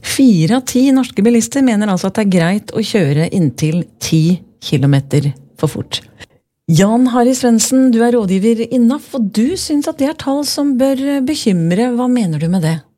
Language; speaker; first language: Norwegian; native; Norwegian